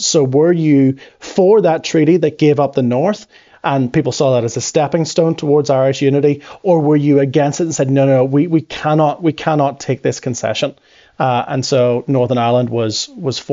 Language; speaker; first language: English; native; English